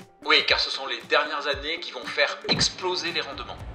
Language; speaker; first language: French; native; French